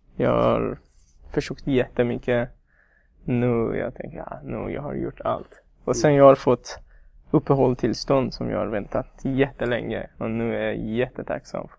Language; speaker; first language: Swedish; non-native, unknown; Persian